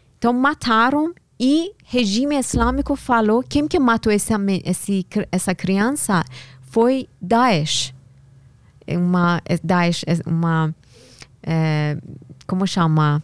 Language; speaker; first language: Portuguese; non-native, learner; Persian